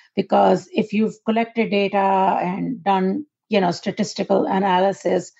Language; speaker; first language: English; non-native, local second language; Urdu